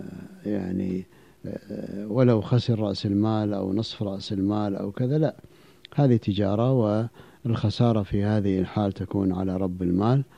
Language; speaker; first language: Arabic; native; Arabic